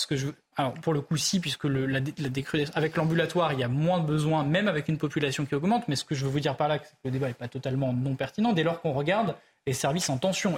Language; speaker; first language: French; native; French